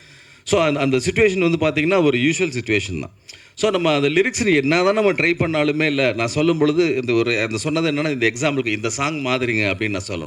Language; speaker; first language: Tamil; native; Tamil